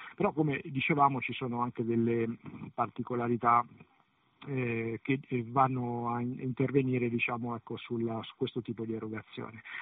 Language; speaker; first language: Italian; native; Italian